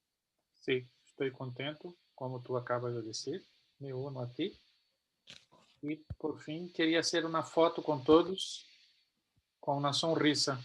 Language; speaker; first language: Portuguese; non-native, fluent; Spanish